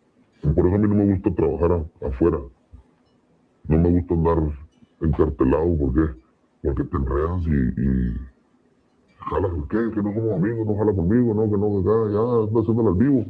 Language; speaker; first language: Spanish; native; Spanish